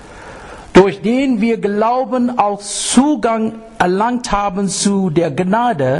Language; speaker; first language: German; non-native, fluent; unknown